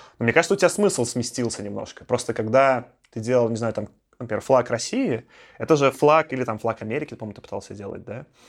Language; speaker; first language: Russian; native; Russian